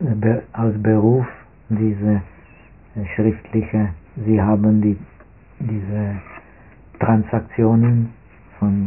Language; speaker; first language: German; non-native, fluent; Czech